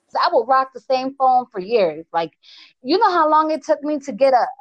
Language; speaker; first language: English; early bilingual, other home language; Spanish